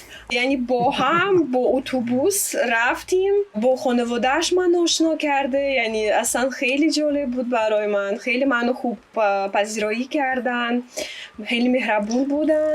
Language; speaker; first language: Persian; non-native, fluent; Russian